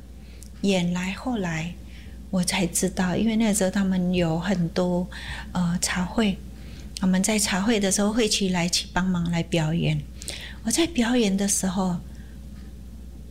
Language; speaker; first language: Chinese; non-native, fluent; Indonesian